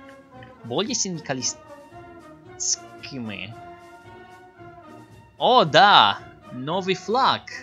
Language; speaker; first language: Russian; non-native, learner; English